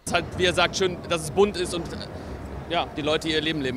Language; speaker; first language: German; native; German